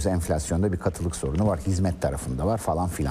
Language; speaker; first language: Turkish; native; Turkish